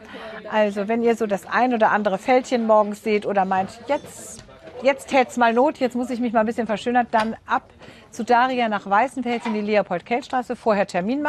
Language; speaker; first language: German; native; German